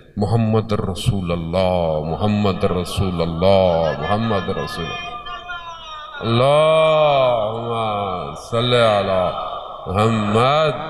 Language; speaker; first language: Urdu; early bilingual, heritage; Urdu